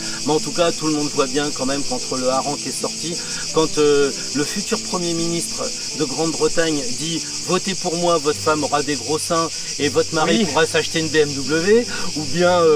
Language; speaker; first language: French; native; French